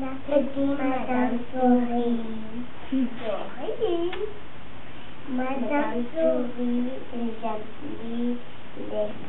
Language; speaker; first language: French; non-native, learner; English